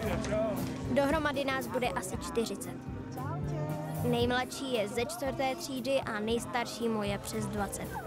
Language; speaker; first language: Czech; native; Czech